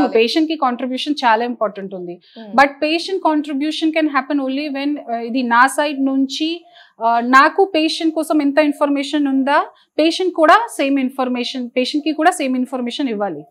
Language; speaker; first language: Telugu; non-native, fluent; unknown